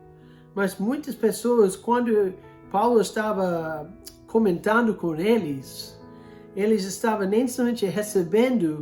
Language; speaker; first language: Portuguese; non-native, fluent; English